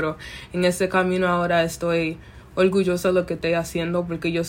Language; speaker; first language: Spanish; early bilingual, other home language; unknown